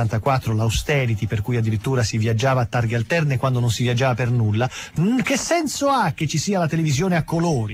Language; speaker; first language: Italian; native; Italian